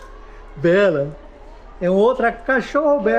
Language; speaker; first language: Portuguese; non-native, learner; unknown